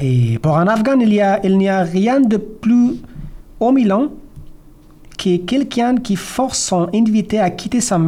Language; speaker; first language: French; non-native, learner; Persian